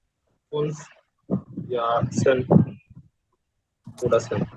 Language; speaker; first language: German; non-native, learner; Bangla